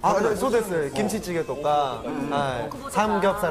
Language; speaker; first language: Japanese; non-native, fluent; Korean